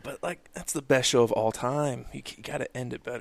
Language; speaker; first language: English; native; English